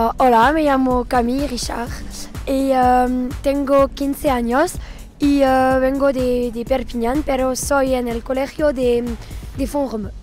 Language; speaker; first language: Spanish; non-native, learner; French